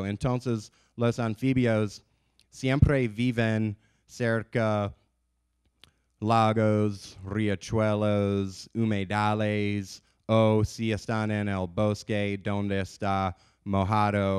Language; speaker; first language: Spanish; non-native, learner; English